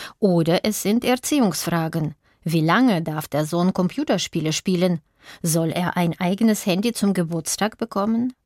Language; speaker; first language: German; native; German